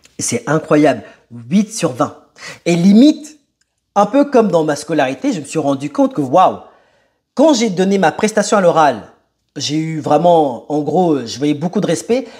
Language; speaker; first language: French; early bilingual, other home language; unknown